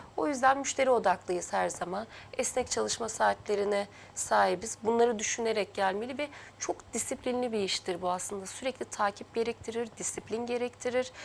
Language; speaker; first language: Turkish; early bilingual, heritage; Turkish